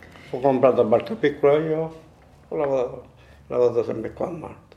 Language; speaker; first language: Italian; non-native, local second language; Sicilian